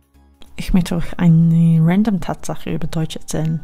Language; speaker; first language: German; non-native, fluent; Korean